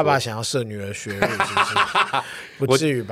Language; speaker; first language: Chinese; native; Chinese